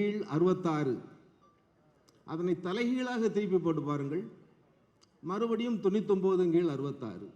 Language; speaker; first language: Tamil; native; Tamil